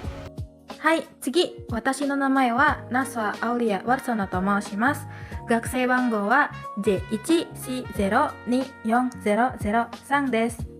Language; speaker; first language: Japanese; non-native, learner; Indonesian